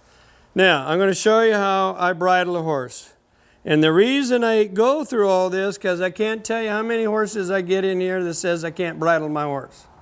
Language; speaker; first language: English; native; English